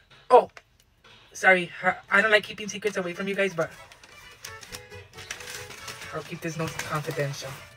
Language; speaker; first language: English; early bilingual, other home language; Spanish